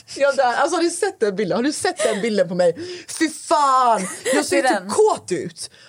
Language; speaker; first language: Swedish; early bilingual, other home language; Persian